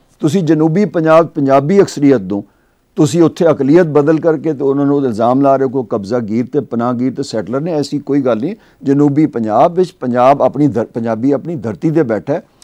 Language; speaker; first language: Punjabi; native; Punjabi